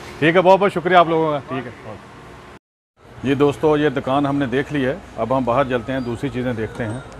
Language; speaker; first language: Urdu; non-native, local second language; Punjabi